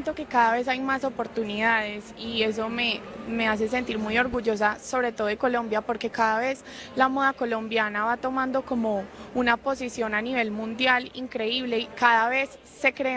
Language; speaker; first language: Spanish; native; Spanish